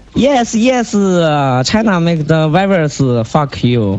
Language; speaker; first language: English; non-native, learner; Chinese